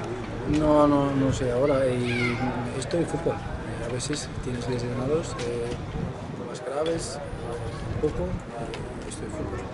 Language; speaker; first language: Spanish; non-native, learner; German